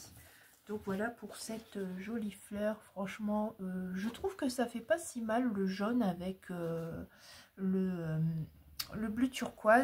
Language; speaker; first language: French; native; French